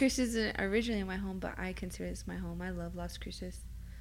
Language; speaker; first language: English; early bilingual, other home language; Spanish